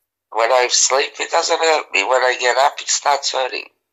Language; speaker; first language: English; early bilingual, other home language; Serbian